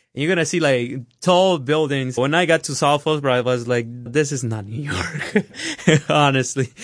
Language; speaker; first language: English; non-native, fluent; Spanish